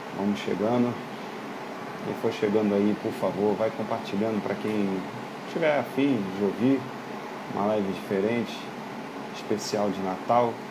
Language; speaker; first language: Portuguese; native; Portuguese